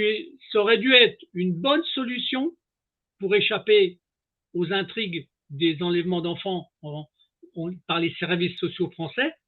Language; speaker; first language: French; native; French